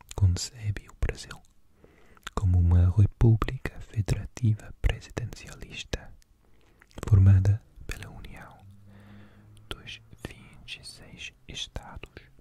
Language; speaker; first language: Portuguese; non-native, learner; English